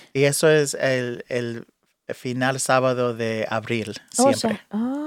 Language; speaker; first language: Spanish; early bilingual, heritage; English